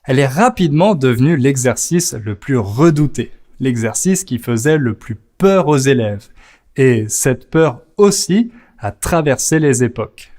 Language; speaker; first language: French; native; French